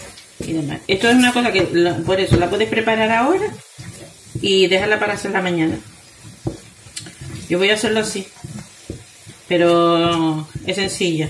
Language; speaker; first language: Spanish; native; Spanish